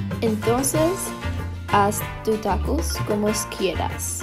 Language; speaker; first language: Spanish; non-native, learner; English